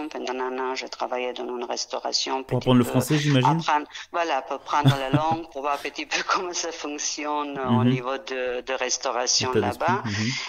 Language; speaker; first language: French; non-native, fluent; Serbian